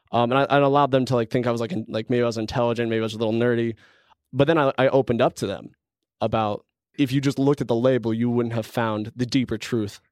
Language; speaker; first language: English; native; English